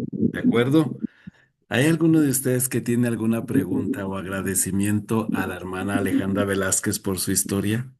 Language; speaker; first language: Spanish; native; Spanish